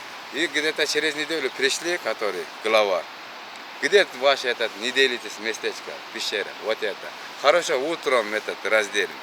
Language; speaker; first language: Russian; non-native, local second language; Kyrgyz